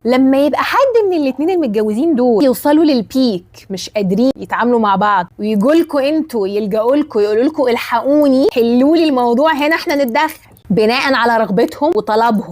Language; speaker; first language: Arabic; native; Arabic